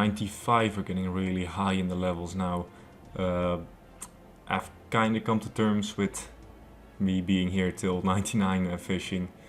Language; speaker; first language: English; non-native, fluent; Dutch